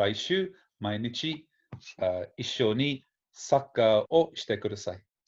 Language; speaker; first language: Japanese; non-native, fluent; English